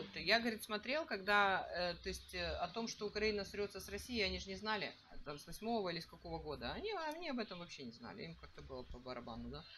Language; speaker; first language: Russian; native; Russian